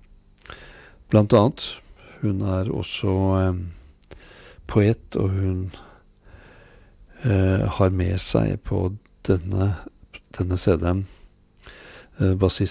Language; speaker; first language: Norwegian; native; Norwegian